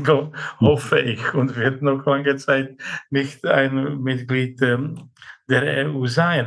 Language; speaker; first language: German; non-native, fluent; Czech